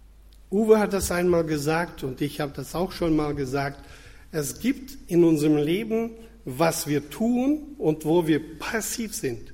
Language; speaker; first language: German; non-native, fluent; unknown